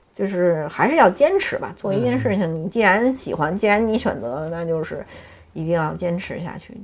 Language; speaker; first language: Chinese; native; Chinese